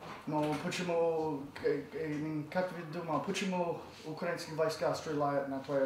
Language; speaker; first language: Russian; non-native, learner; English